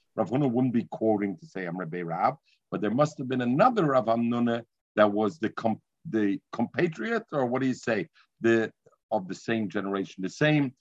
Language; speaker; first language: English; native; English